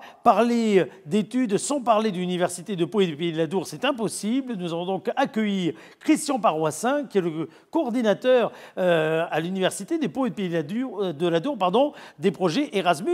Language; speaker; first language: French; native; French